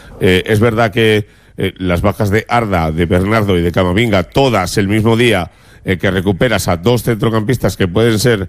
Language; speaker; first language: Spanish; native; Spanish